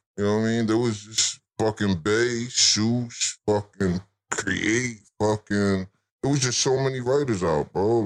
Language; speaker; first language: English; native; English